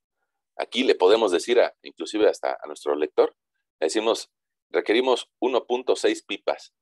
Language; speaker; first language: Spanish; native; Spanish